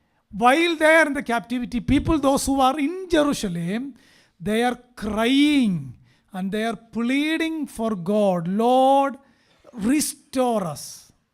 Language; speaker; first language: English; non-native, local second language; Malayalam